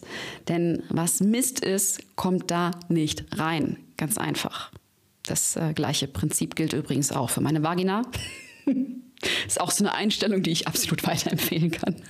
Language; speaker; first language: German; native; German